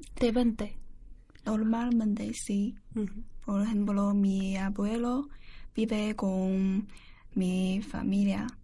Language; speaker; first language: Spanish; non-native, learner; Chinese